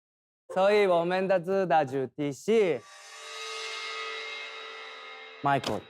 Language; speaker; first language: Chinese; non-native, fluent; Thai